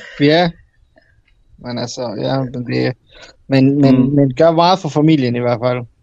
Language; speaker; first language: Danish; early bilingual, other home language; Bosnian